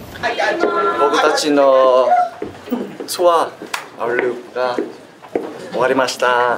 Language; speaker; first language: Japanese; non-native, learner; Korean